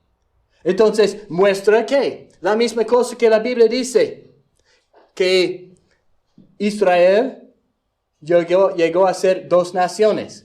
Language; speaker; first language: Spanish; non-native, fluent; English